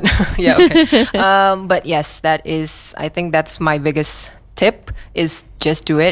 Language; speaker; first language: English; non-native, fluent; Indonesian